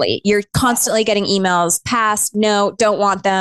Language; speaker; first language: English; native; English